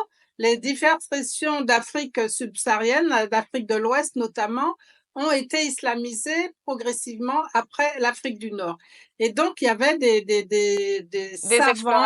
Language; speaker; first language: French; native; French